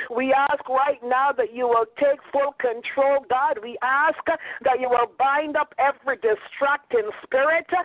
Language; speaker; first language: English; native; English